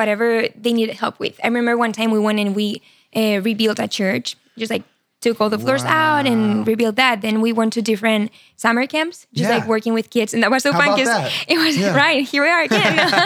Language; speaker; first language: English; non-native, fluent; Spanish